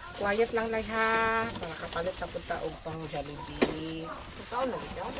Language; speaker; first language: Filipino; non-native, local second language; Cebuano